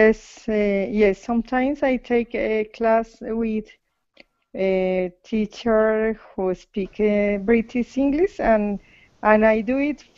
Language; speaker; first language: English; non-native, learner; Spanish